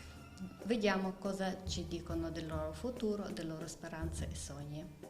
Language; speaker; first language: Italian; non-native, fluent; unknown